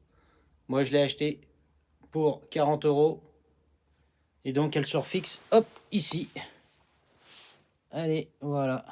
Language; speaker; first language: French; native; French